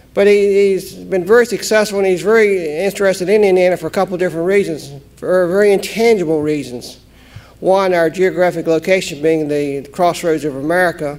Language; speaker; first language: English; native; English